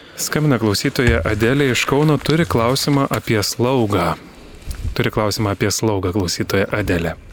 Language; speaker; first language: Lithuanian; native; Lithuanian